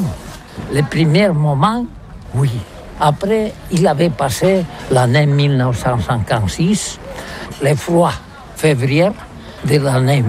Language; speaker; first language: French; non-native, learner; Catalan